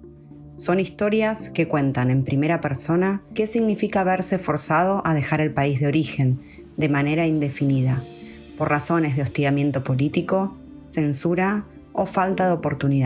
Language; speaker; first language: Spanish; native; Spanish